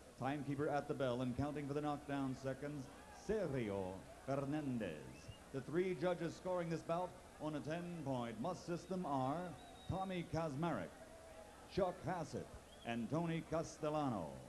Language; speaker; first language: English; native; English